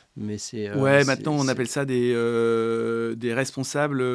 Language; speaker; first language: French; native; French